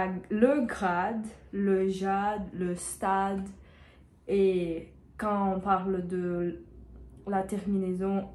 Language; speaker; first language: French; non-native, learner; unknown